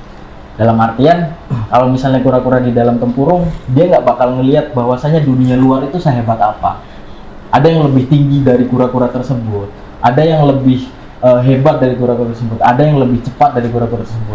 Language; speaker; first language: Indonesian; non-native, local second language; Javanese